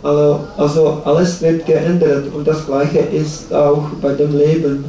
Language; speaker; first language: German; non-native, learner; Czech